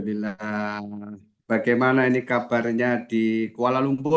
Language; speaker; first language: Indonesian; native; Indonesian